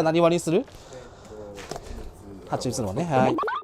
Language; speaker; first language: Japanese; native; Japanese